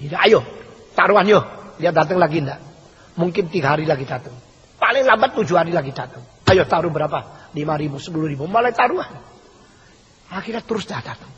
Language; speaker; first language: Indonesian; early bilingual, other home language; Min Nan Chinese